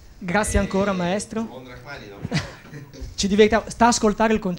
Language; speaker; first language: Italian; native; Italian